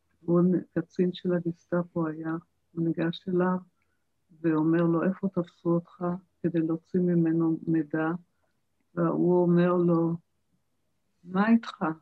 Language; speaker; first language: Hebrew; early bilingual, other home language; German